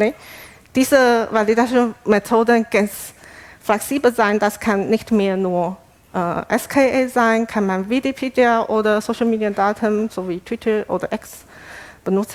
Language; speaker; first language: German; non-native, learner; Chinese